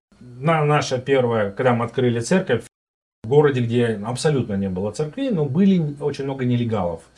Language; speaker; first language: Russian; native; Russian